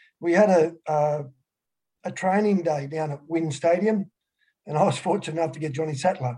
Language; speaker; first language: English; native; English